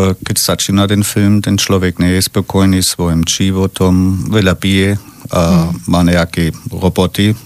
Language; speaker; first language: Slovak; non-native, learner; German